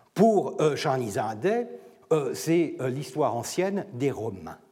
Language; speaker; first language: French; non-native, fluent; Turkish